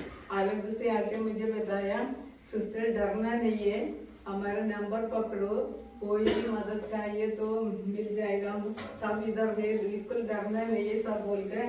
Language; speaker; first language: Hindi; non-native, local second language; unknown